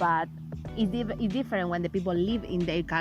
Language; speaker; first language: English; non-native, learner; Spanish